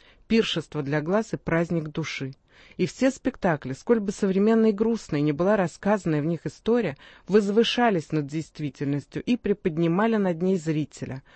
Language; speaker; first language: Russian; native; Russian